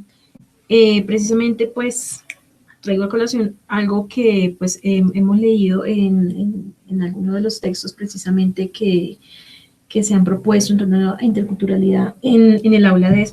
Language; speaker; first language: Spanish; native; Spanish